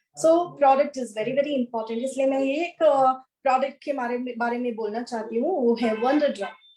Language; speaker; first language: Hindi; non-native, local second language; Kannada